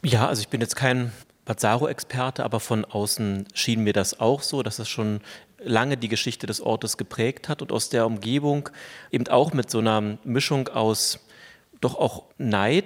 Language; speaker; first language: German; native; German